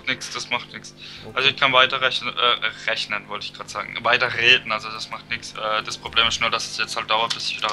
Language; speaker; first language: German; native; German